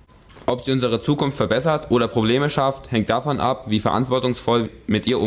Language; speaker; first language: German; native; German